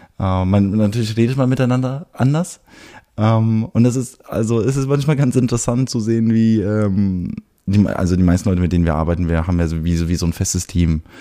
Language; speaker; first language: German; early bilingual, heritage; German